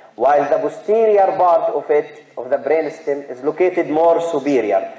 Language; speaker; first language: English; non-native, fluent; Arabic